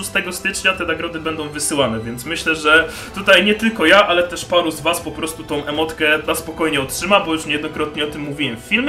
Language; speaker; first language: Polish; native; Polish